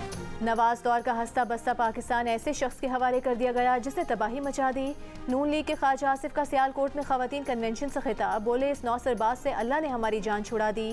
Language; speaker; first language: Urdu; native; Urdu